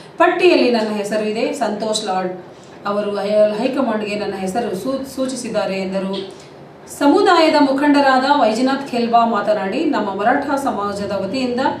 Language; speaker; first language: Kannada; native; Kannada